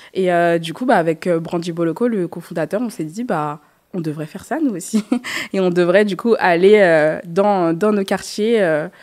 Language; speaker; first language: French; native; French